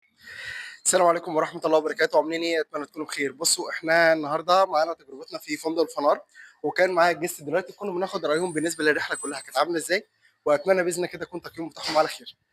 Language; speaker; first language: Arabic; native; Arabic